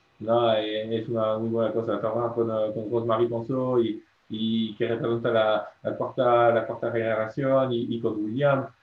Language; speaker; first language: Spanish; non-native, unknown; French